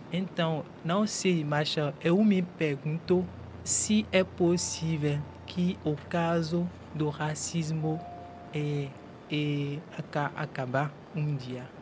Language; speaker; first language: Portuguese; non-native, learner; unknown